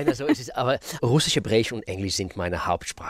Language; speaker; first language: German; non-native, fluent; Russian